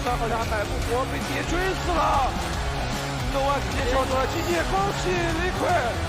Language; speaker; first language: Chinese; native; Chinese